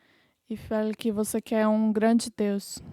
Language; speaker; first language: Portuguese; non-native, fluent; English